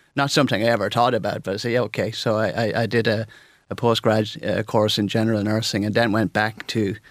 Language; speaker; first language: English; native; English